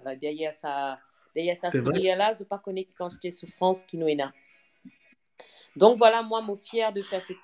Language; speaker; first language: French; non-native, local second language; Morisyen